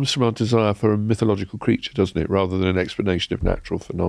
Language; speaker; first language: English; native; English